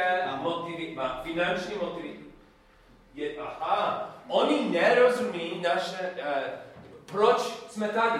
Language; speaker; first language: Czech; non-native, learner; English